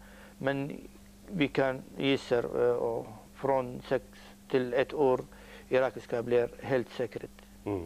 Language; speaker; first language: Swedish; non-native, learner; Arabic